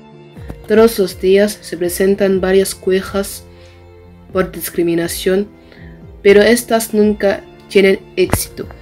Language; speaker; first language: Spanish; non-native, learner; French